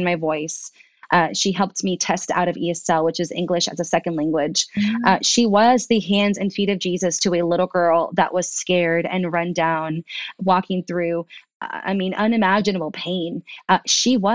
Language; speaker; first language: English; early bilingual, other home language; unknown